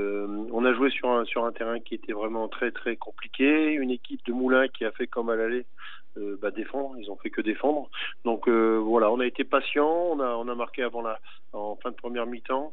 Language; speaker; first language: French; native; French